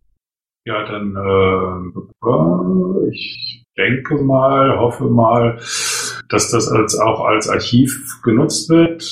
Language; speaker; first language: German; native; German